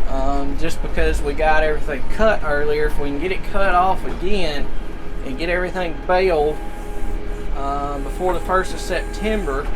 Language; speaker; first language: English; native; English